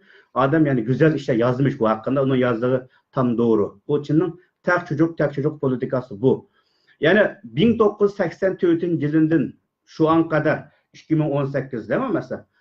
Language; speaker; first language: Turkish; non-native, learner; Uyghur